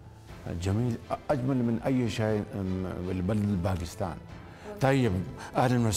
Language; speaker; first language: Arabic; non-native, learner; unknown